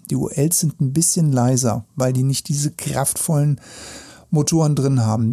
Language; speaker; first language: German; native; German